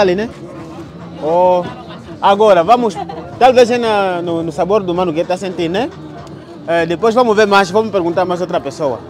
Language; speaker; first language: Portuguese; non-native, learner; Vietnamese